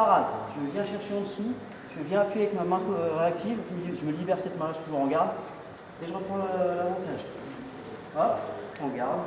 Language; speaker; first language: French; native; French